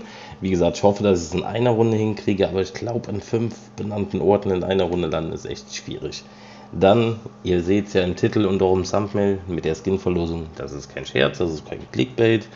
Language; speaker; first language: German; native; German